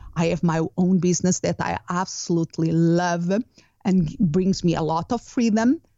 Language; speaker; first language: English; non-native, fluent; Portuguese